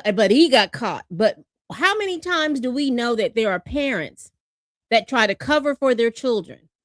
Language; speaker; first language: English; native; English